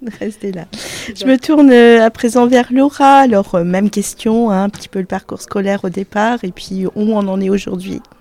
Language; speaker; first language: French; native; French